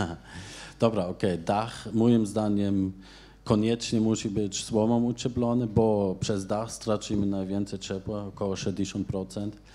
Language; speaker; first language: Polish; non-native, fluent; German